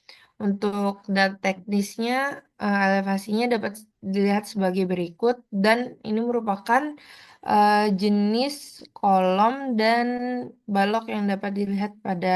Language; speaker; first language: Indonesian; native; Indonesian